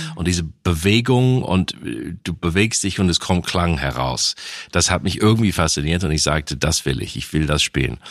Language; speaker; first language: German; non-native, fluent; English